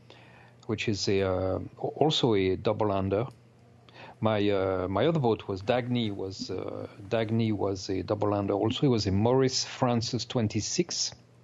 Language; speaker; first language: English; non-native, fluent; French